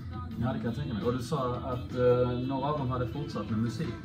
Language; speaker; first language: Swedish; native; Swedish